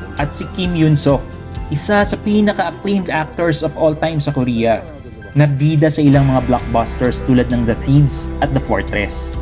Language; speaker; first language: Filipino; native; Filipino